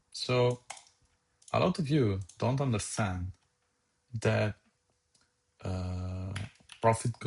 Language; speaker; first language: English; non-native, fluent; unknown